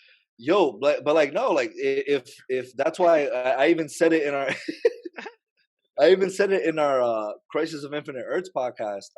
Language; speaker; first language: English; native; English